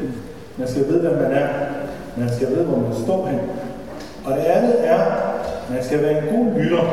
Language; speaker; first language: Danish; non-native, fluent; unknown